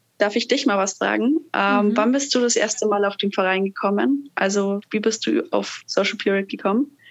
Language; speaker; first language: German; native; German